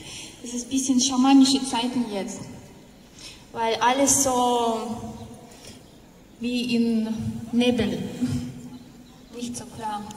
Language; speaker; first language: German; non-native, learner; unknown